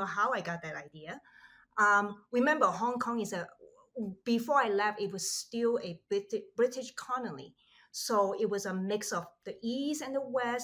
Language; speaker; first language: English; non-native, local second language; Cantonese